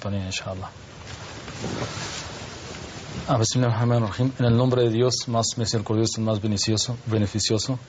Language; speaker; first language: Arabic; non-native, learner; Spanish